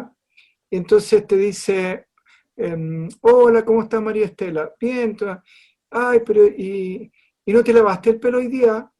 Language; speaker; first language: Spanish; native; Spanish